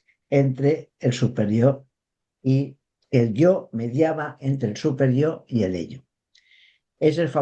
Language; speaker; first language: Spanish; native; Spanish